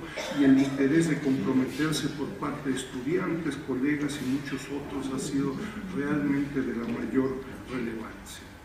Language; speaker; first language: Spanish; native; Spanish